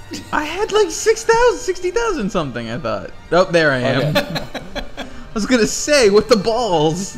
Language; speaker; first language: English; native; English